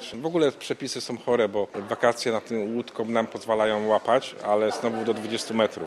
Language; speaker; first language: Polish; native; Polish